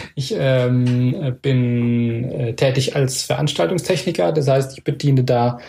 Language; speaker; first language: German; native; German